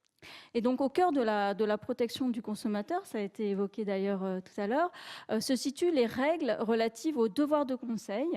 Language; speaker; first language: French; native; French